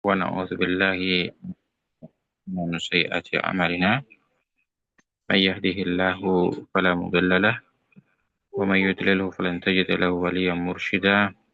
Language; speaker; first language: Arabic; non-native, fluent; Indonesian